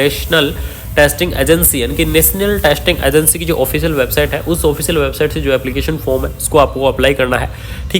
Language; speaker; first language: Hindi; native; Hindi